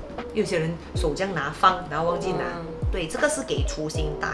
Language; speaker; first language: Chinese; native; Chinese